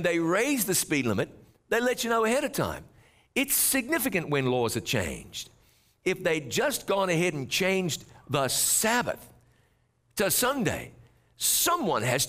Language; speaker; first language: English; native; English